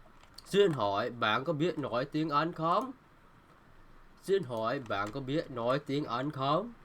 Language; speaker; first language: Vietnamese; non-native, learner; English